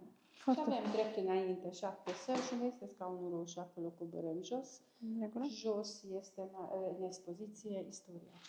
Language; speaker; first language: Romanian; non-native, local second language; Hungarian